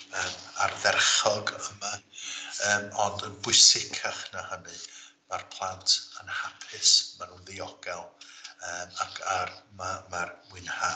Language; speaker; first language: Welsh; native; Welsh